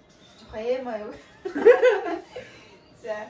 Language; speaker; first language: Mongolian; native; Mongolian